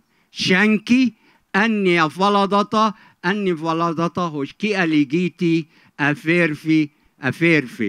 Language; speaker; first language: Hungarian; non-native, fluent; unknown